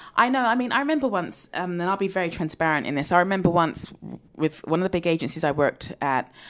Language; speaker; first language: English; native; English